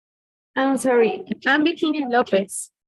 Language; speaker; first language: English; non-native, learner; Spanish